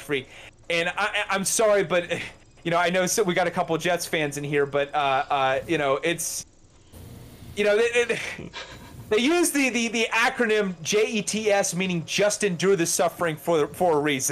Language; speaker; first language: English; native; English